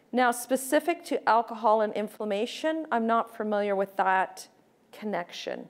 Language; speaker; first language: English; native; English